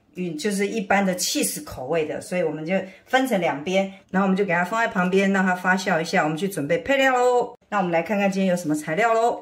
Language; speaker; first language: Chinese; native; Chinese